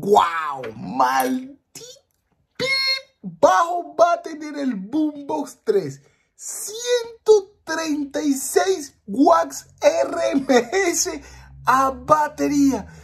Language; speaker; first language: Spanish; native; Spanish